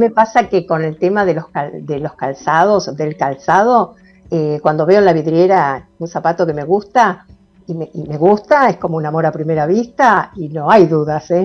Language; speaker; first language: Spanish; native; Spanish